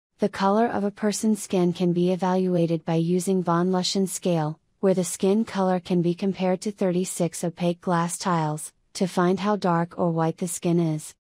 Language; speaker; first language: English; non-native, fluent; Finnish